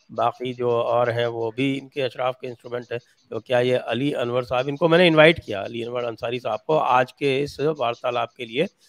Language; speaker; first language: Hindi; native; Hindi